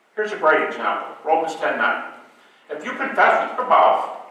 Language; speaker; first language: English; native; English